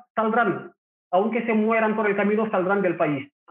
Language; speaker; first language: Spanish; non-native, fluent; Wolof